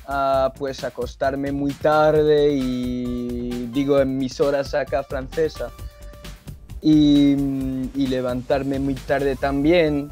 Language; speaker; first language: Spanish; non-native, learner; French